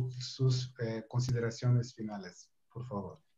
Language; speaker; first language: Spanish; non-native, fluent; Portuguese